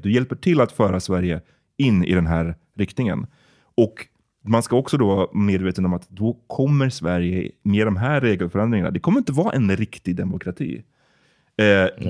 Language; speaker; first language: Swedish; native; Swedish